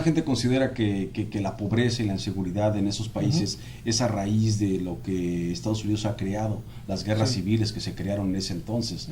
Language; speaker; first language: Spanish; native; Spanish